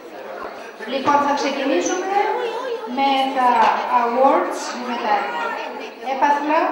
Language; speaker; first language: Greek; native; Greek